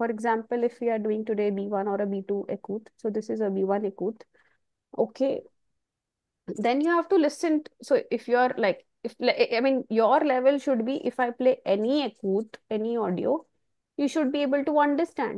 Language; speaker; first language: English; non-native, local second language; Hindi